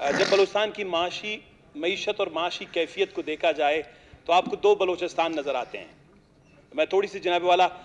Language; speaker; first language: Urdu; non-native, local second language; Baluchi